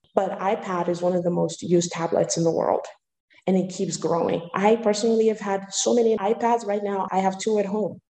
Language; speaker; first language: English; early bilingual, other home language; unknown